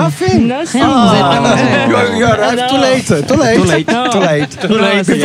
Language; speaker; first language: English; non-native, learner; French